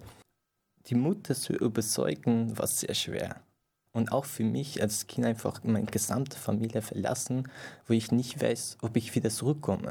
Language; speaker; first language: German; non-native, fluent; Persian